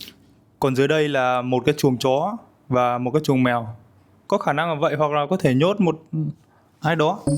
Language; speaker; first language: Vietnamese; native; Vietnamese